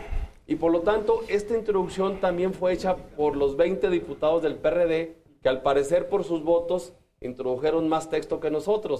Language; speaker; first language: Spanish; native; Spanish